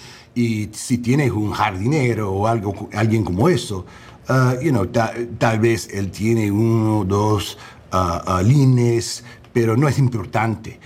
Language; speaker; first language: Spanish; non-native, learner; English